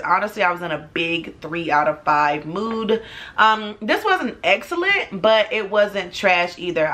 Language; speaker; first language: English; native; English